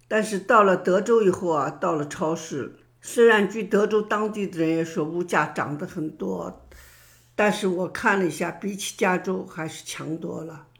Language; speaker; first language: Chinese; native; Chinese